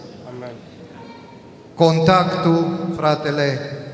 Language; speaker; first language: Romanian; non-native, fluent; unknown